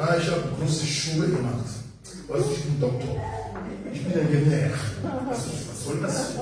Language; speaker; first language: German; non-native, learner; French